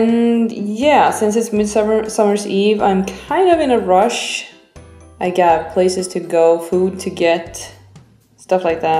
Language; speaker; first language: English; non-native, fluent; Swedish